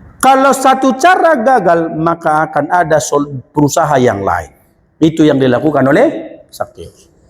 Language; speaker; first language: Indonesian; non-native, local second language; Batak Toba